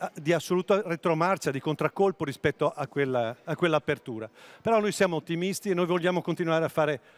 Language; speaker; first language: Italian; native; Italian